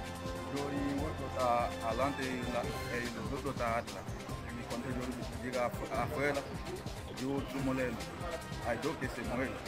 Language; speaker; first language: Spanish; non-native, learner; Haitian Creole